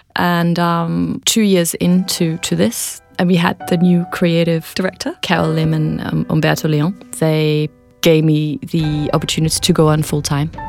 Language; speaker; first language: English; non-native, fluent; Danish